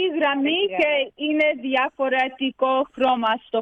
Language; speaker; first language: Greek; early bilingual, heritage; Greek